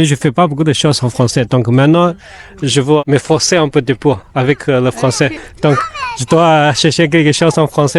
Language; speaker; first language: French; non-native, fluent; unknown